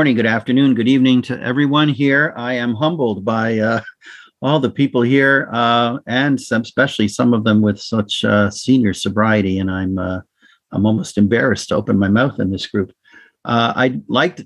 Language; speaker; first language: English; native; English